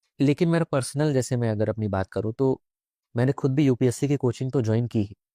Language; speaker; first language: Hindi; native; Hindi